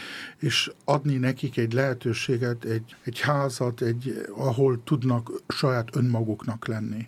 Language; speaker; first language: Hungarian; early bilingual, heritage; Hungarian